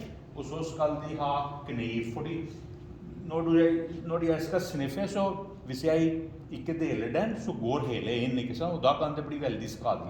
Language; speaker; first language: Norwegian; non-native, fluent; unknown